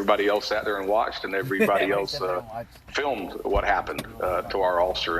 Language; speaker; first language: English; native; English